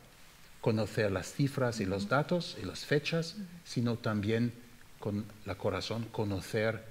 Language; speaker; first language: Spanish; non-native, fluent; German